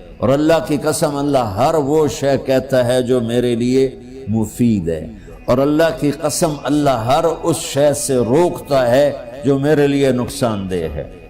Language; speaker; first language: Urdu; non-native, local second language; Punjabi